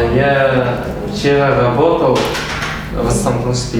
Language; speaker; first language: Russian; non-native, local second language; Kazakh